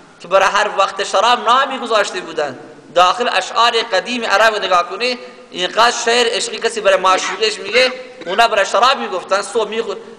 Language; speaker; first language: Persian; non-native, local second language; Baluchi